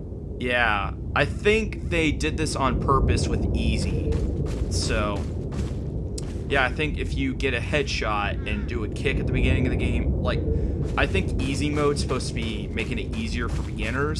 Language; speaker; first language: English; native; English